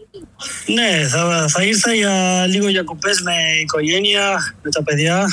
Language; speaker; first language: Greek; non-native, learner; Spanish